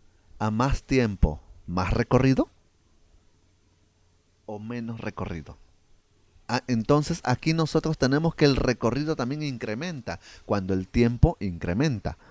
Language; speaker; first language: Spanish; native; Spanish